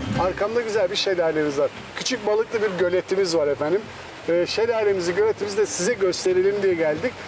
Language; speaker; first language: Turkish; native; Turkish